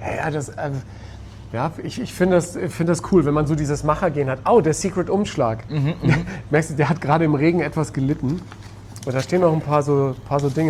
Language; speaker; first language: German; native; German